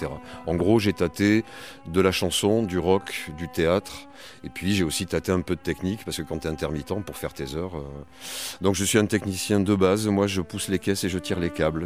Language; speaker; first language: French; native; French